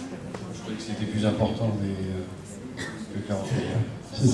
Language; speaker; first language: French; native; French